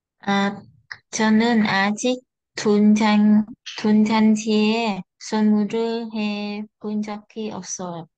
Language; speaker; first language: Korean; non-native, learner; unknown